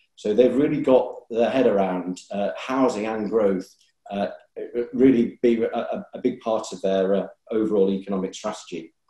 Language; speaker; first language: English; native; English